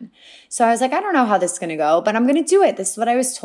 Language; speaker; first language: English; native; English